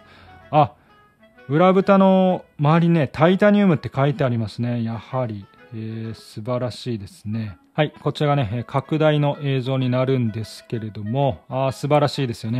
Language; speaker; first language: Japanese; native; Japanese